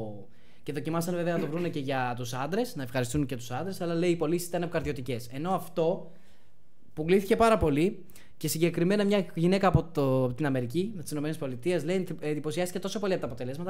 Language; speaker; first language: Greek; native; Greek